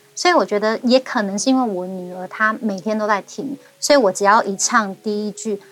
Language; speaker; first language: Chinese; non-native, local second language; Amis